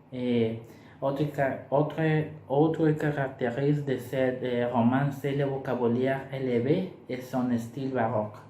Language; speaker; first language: French; non-native, learner; Spanish